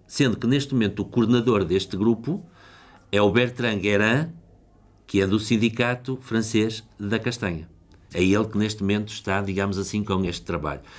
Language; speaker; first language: Portuguese; native; Portuguese